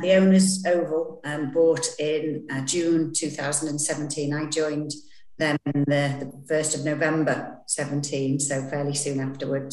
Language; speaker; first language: English; native; English